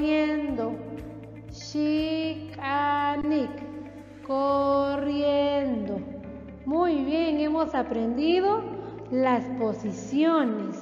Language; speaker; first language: Spanish; non-native, local second language; Kaqchikel